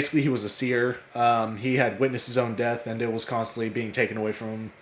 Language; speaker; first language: English; native; English